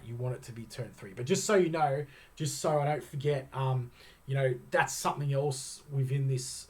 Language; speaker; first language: English; native; English